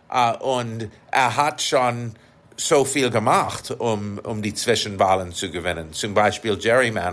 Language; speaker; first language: German; non-native, fluent; English